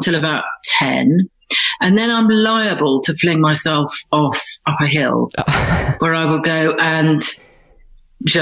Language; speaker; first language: English; native; English